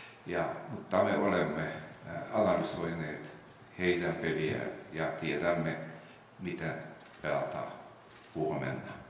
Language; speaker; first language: Finnish; non-native, fluent; Romanian